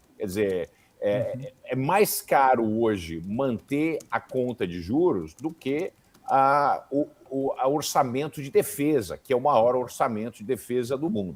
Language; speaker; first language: Portuguese; native; Portuguese